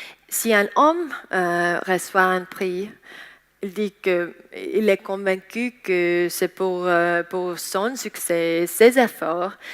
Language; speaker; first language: French; non-native, learner; Estonian